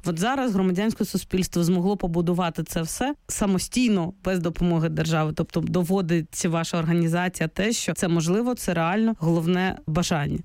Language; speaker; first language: Ukrainian; native; Ukrainian